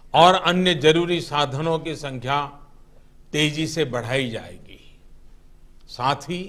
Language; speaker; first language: Hindi; native; Hindi